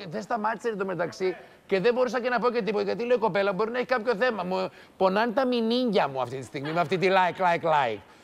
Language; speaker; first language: Greek; native; Greek